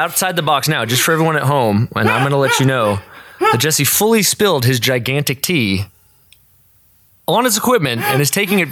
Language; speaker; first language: English; native; English